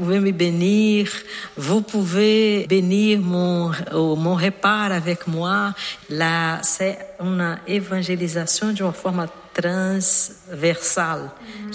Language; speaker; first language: French; non-native, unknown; Portuguese